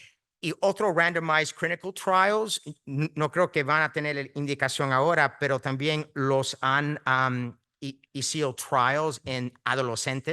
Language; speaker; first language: Spanish; early bilingual, heritage; Spanish